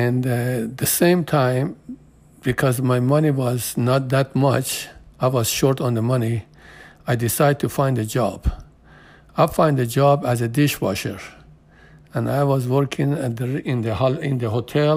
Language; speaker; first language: English; non-native, fluent; Persian